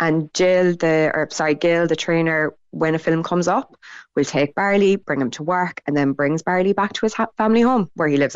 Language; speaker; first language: English; non-native, local second language; Irish